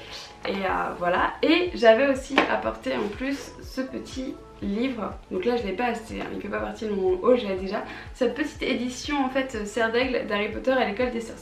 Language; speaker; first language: French; native; French